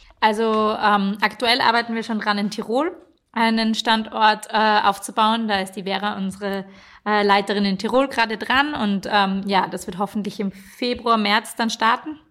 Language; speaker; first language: German; native; German